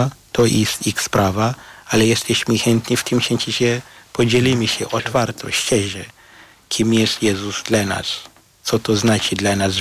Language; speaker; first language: Polish; non-native, fluent; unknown